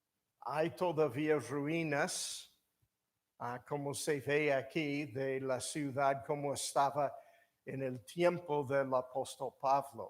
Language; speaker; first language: Spanish; non-native, fluent; English